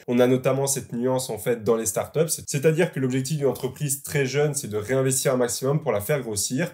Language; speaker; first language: French; native; French